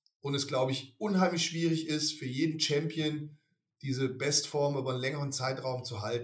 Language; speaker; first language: German; native; German